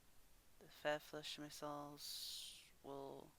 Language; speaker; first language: English; native; English